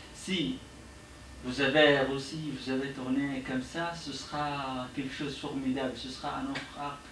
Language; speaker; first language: French; non-native, learner; Arabic